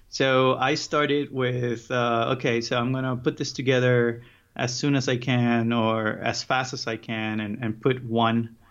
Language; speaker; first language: English; early bilingual, other home language; Spanish